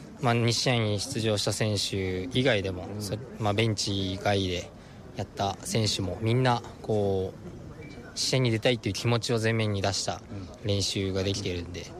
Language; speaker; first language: Japanese; native; Japanese